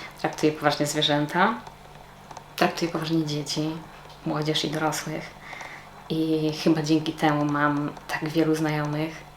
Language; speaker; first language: Polish; native; Polish